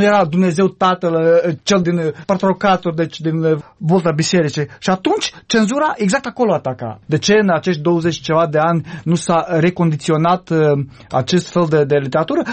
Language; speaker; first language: Romanian; native; Romanian